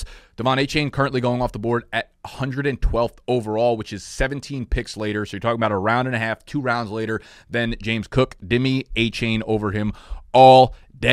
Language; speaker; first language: English; native; English